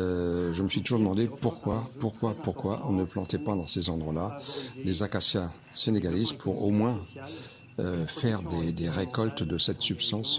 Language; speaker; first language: French; native; French